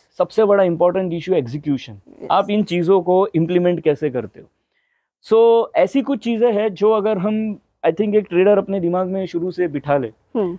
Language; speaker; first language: Hindi; non-native, local second language; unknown